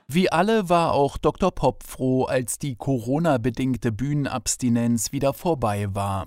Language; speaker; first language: German; native; German